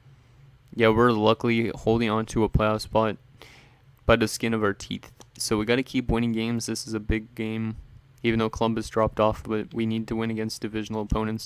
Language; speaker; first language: English; native; English